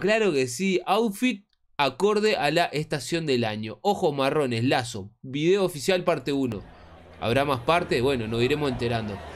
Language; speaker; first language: Spanish; native; Spanish